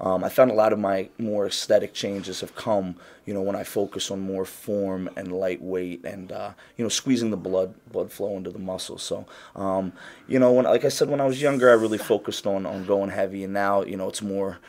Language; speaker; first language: English; native; English